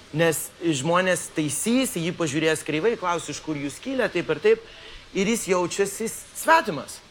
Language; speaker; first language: Lithuanian; early bilingual, heritage; Lithuanian